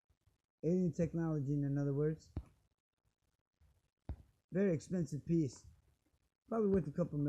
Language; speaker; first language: English; native; English